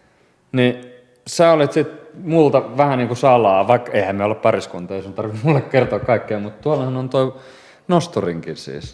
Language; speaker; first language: Finnish; native; Finnish